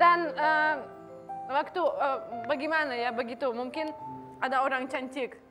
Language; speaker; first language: Indonesian; non-native, learner; Russian